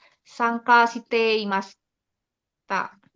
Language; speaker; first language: Japanese; non-native, learner; Indonesian